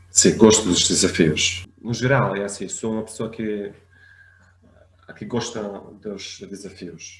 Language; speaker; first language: Portuguese; non-native, fluent; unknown